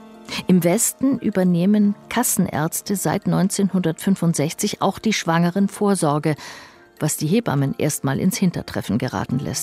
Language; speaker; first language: German; native; German